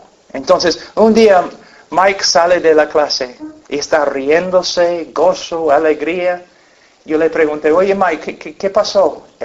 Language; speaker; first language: Spanish; non-native, fluent; English